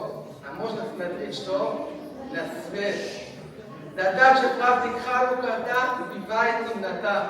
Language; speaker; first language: Russian; non-native, fluent; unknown